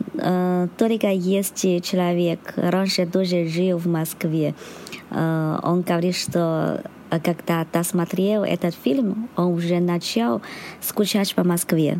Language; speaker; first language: Russian; non-native, learner; Chinese